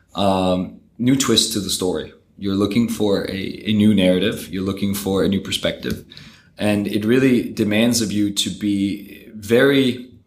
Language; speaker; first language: English; early bilingual, other home language; Danish